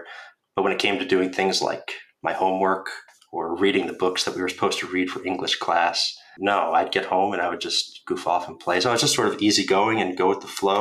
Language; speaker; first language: English; native; English